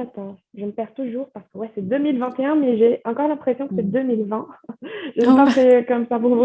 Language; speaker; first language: French; non-native, fluent; Portuguese